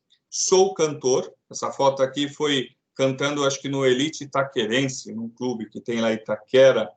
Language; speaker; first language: Portuguese; native; Portuguese